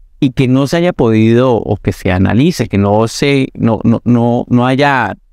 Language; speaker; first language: Spanish; native; Spanish